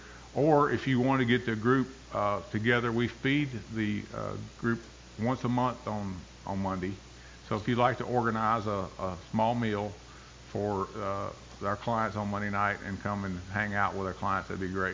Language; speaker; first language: English; native; English